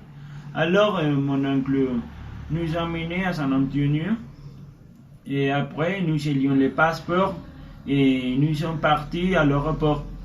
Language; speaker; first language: French; non-native, learner; Spanish